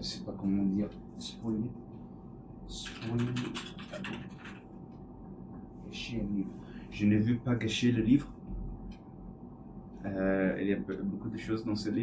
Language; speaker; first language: French; non-native, learner; English